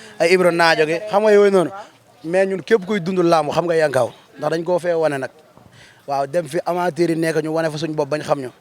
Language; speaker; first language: Wolof; native; Wolof